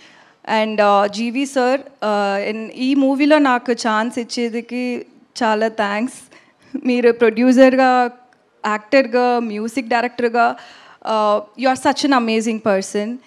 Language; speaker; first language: Telugu; non-native, learner; Tamil